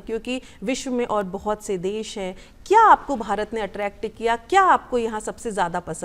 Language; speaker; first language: Hindi; native; Hindi